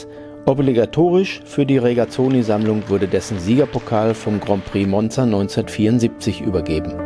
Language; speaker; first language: German; native; German